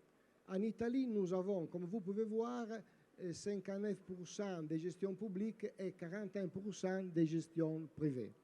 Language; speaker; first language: French; non-native, learner; Italian